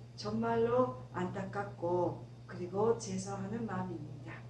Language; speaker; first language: Korean; non-native, fluent; Japanese